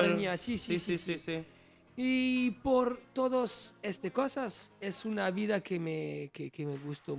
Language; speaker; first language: Spanish; non-native, learner; French